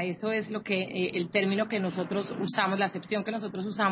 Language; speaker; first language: Spanish; native; Spanish